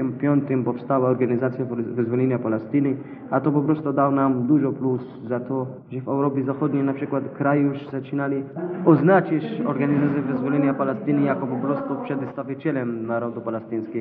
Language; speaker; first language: Polish; non-native, learner; Arabic